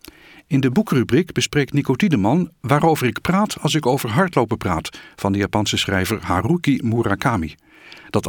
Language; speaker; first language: Dutch; native; Dutch